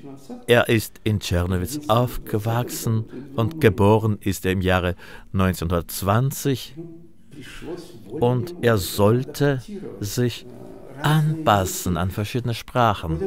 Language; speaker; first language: German; non-native, fluent; Russian